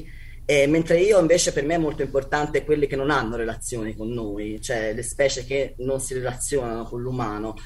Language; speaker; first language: Italian; native; Italian